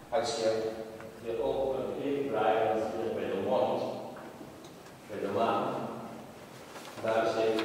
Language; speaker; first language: Dutch; non-native, local second language; Papiamento